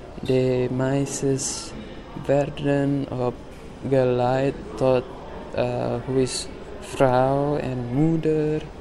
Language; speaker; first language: Dutch; non-native, learner; Indonesian